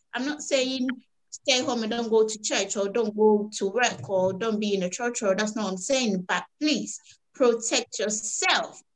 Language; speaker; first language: English; native; English